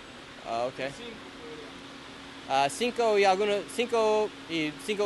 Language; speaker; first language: Spanish; non-native, learner; English